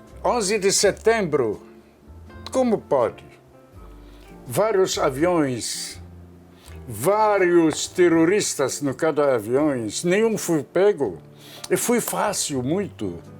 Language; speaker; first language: Portuguese; non-native, fluent; Arabic